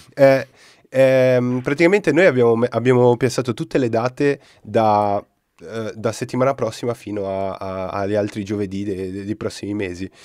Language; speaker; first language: Italian; non-native, fluent; Portuguese